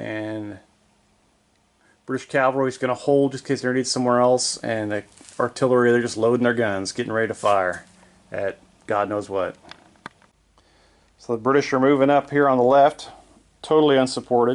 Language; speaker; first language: English; native; English